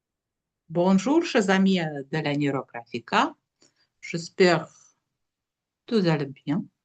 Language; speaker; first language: French; non-native, learner; Russian